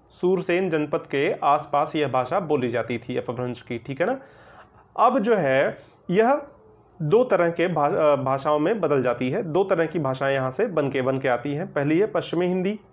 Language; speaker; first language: Hindi; native; Hindi